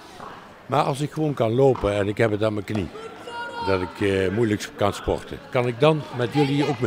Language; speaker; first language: Dutch; native; Dutch